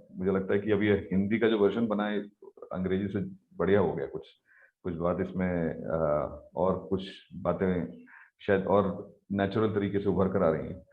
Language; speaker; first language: Hindi; non-native, local second language; Malayalam